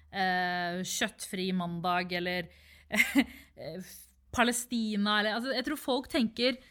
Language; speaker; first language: Norwegian; early bilingual, other home language; Tamil